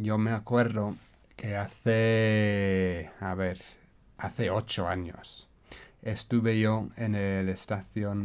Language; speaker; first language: Spanish; non-native, fluent; English